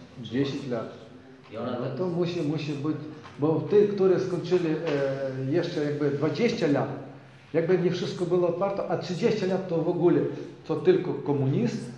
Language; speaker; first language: Polish; non-native, learner; Ukrainian